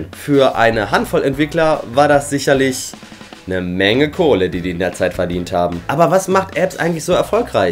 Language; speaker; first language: German; native; German